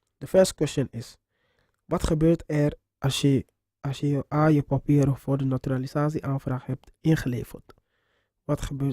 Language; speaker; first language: Dutch; non-native, fluent; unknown